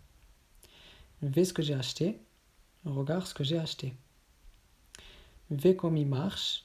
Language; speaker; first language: French; native; French